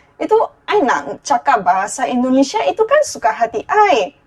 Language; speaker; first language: Malay; non-native, local second language; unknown